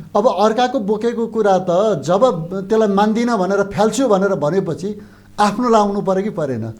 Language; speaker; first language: Nepali; non-native, local second language; Eastern Tamang